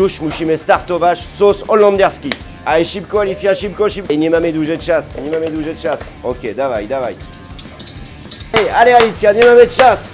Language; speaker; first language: Polish; non-native, learner; French